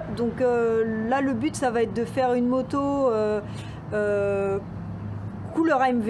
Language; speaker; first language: French; native; French